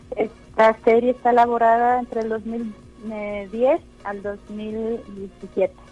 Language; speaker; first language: Spanish; native; Spanish